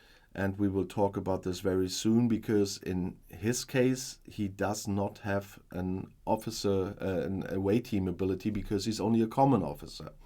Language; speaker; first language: English; non-native, fluent; German